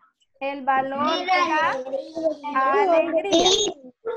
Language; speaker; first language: Spanish; native; Spanish